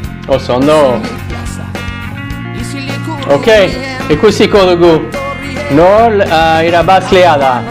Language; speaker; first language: Basque; non-native, learner; English